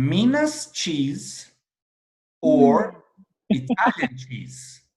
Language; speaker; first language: English; non-native, fluent; Portuguese